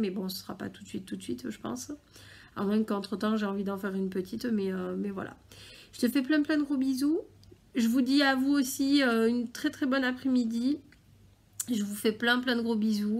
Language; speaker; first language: French; native; French